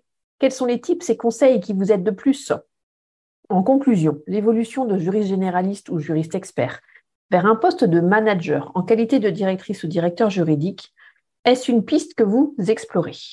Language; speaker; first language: French; native; French